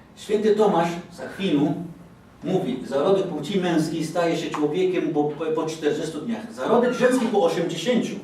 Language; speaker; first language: Polish; non-native, fluent; Arabic